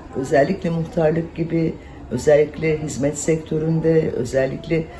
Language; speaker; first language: Turkish; native; Turkish